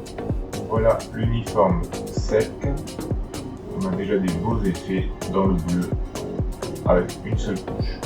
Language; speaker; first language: French; native; French